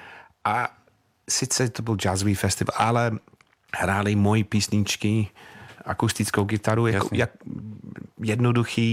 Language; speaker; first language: Czech; non-native, fluent; English